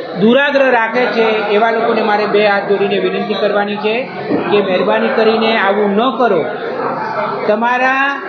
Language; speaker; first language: Gujarati; native; Gujarati